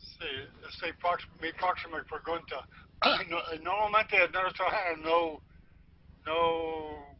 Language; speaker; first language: Spanish; non-native, learner; English